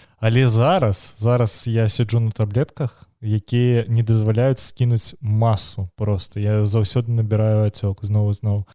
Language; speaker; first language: Belarusian; native; Belarusian